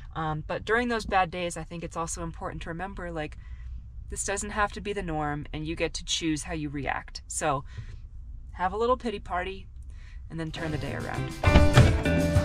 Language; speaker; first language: English; native; English